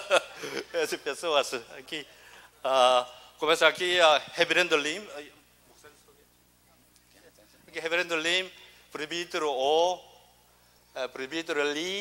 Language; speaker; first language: Portuguese; non-native, learner; Korean